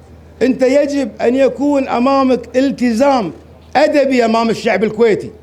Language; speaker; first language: Arabic; native; Arabic